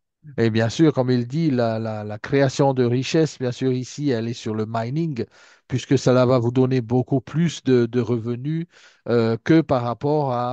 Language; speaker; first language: French; native; French